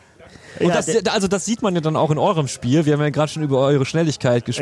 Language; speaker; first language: German; native; German